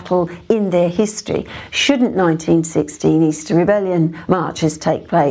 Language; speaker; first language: English; native; English